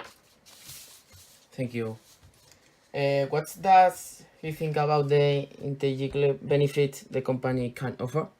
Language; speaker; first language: English; non-native, learner; Spanish